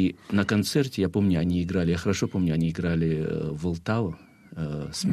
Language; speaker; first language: Russian; non-native, fluent; Chinese